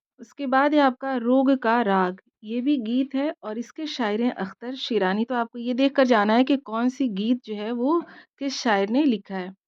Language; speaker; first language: Urdu; native; Urdu